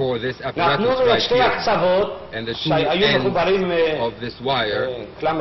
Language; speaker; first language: Hebrew; non-native, fluent; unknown